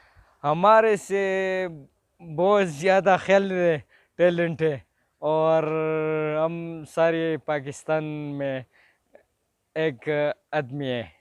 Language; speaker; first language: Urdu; non-native, local second language; Pashto